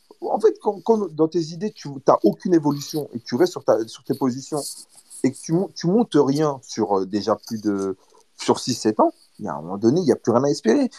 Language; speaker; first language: French; early bilingual, other home language; Portuguese